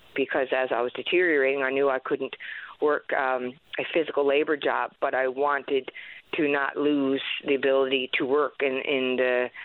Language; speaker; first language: English; native; English